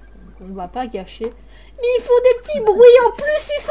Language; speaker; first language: French; native; French